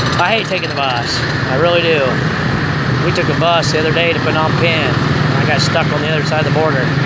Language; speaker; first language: English; native; English